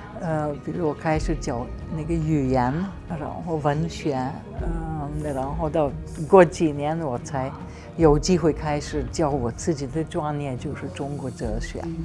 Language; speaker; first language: Chinese; non-native, fluent; Slovenian